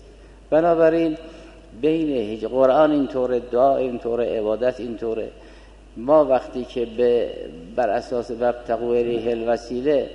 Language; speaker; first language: Persian; native; Persian